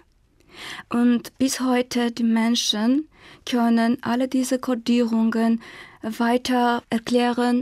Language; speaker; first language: German; non-native, fluent; Armenian